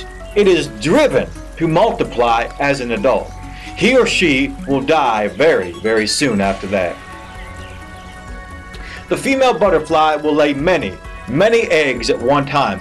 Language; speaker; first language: English; native; English